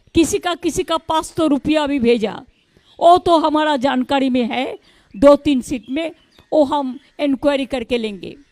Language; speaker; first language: Hindi; non-native, local second language; Bangla